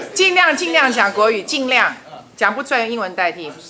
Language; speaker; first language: Chinese; native; Chinese